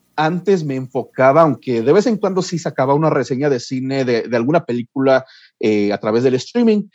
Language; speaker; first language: Spanish; early bilingual, heritage; Spanish